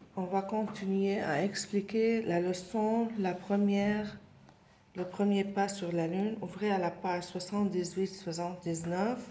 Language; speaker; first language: French; non-native, local second language; Arabic